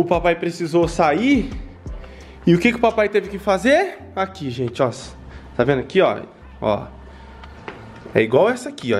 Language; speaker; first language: Portuguese; native; Portuguese